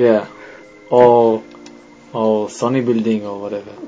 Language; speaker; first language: English; non-native, fluent; Hebrew